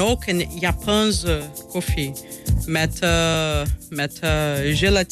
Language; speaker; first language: Dutch; non-native, learner; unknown